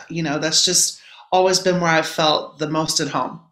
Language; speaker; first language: English; native; English